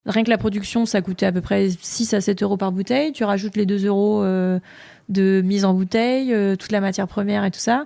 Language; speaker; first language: French; native; French